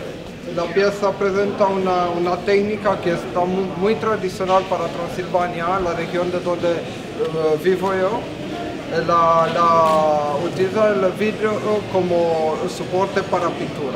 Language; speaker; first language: Spanish; non-native, learner; Romanian